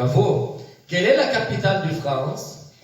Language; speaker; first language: French; non-native, local second language; Arabic